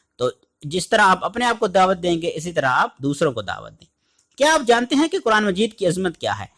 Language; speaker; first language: Urdu; native; Urdu